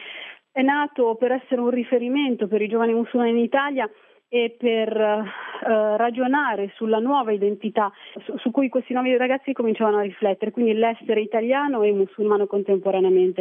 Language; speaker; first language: Italian; early bilingual, other home language; Arabic